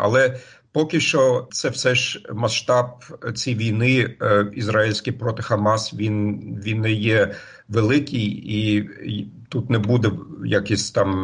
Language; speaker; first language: Ukrainian; non-native, fluent; German